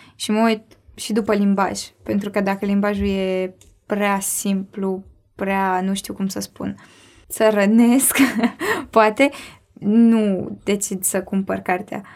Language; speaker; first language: Romanian; native; Romanian